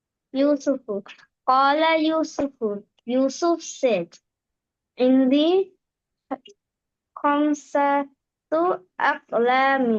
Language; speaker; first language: Arabic; non-native, learner; Bangla